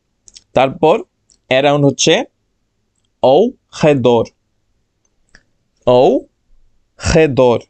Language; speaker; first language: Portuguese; non-native, fluent; Bangla